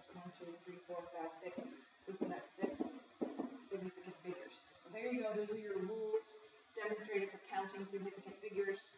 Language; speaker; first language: English; native; English